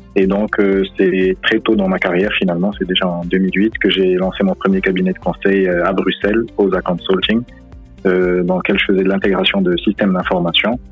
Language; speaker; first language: French; non-native, local second language; Arabic